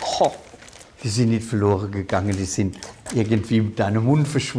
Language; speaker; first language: German; native; German